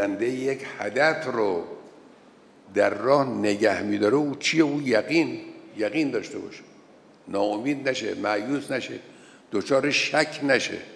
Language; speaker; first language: Persian; native; Persian